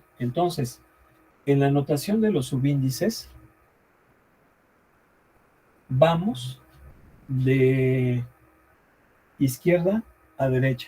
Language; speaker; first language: Spanish; native; Spanish